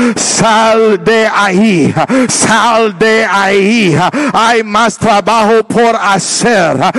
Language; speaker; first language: Spanish; non-native, learner; English